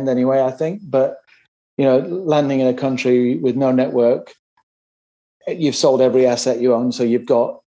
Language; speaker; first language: English; native; English